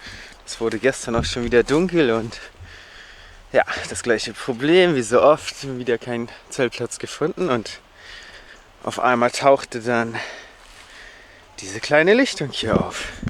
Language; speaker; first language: German; native; German